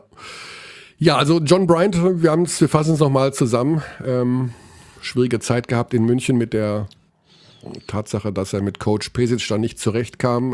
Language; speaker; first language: German; native; German